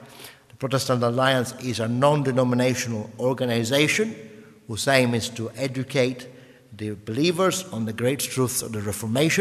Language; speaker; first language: English; non-native, fluent; Italian